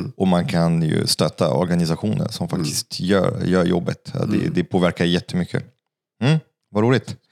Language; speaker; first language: Swedish; non-native, fluent; French